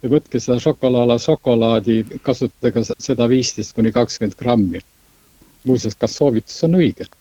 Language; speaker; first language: Estonian; native; Estonian